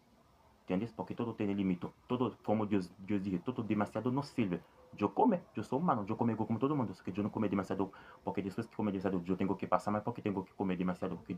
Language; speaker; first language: Spanish; non-native, learner; Haitian Creole